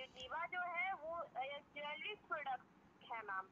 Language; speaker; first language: Hindi; native; Hindi